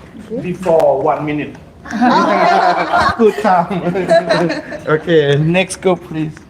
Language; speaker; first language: English; non-native, learner; Thai